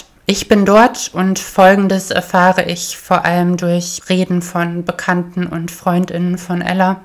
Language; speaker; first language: German; native; German